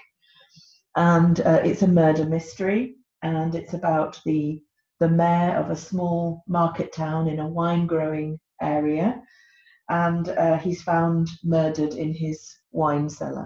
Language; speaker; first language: English; native; English